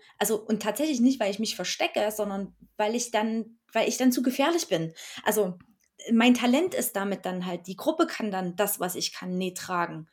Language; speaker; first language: German; native; German